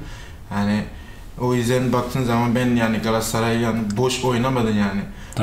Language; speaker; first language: Turkish; non-native, fluent; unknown